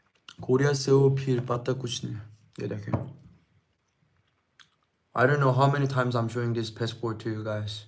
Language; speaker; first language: English; non-native, fluent; Korean